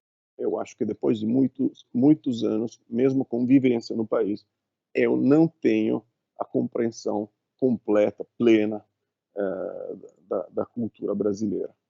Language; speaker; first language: Portuguese; non-native, fluent; Italian